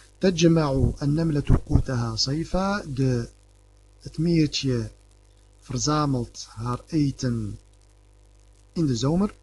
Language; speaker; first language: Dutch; early bilingual, other home language; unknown